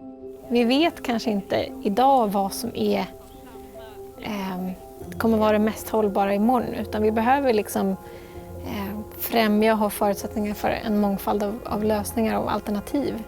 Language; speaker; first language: Swedish; native; Swedish